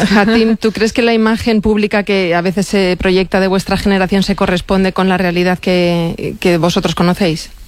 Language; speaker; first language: Spanish; native; Spanish